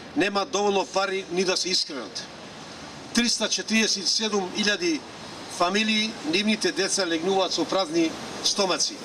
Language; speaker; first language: Macedonian; non-native, local second language; Romany